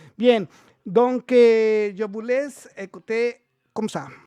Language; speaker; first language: French; non-native, learner; Spanish